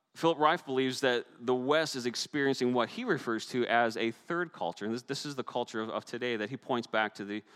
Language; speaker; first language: English; native; English